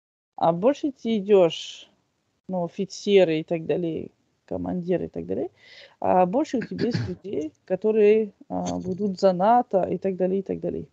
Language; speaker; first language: Russian; non-native, fluent; French